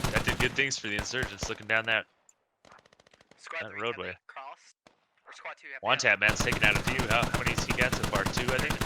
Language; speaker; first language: English; native; English